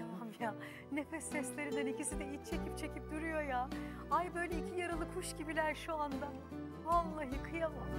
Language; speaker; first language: Turkish; native; Turkish